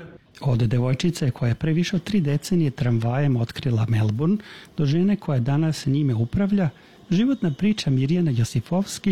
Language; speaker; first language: Serbian; native; Serbian